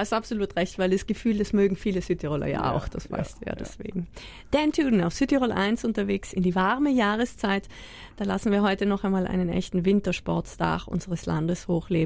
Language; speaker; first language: German; native; German